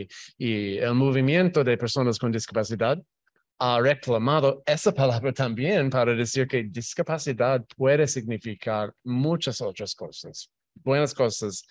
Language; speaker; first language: Spanish; non-native, fluent; English